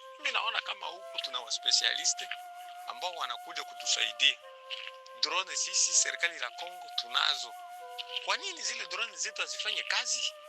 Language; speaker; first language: Swahili; native; Swahili